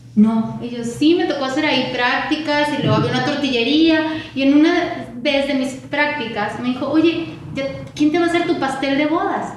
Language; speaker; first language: Spanish; native; Spanish